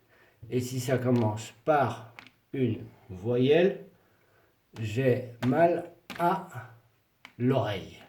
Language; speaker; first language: French; non-native, fluent; Spanish